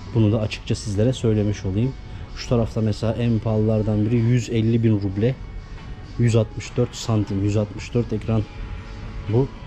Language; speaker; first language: Turkish; native; Turkish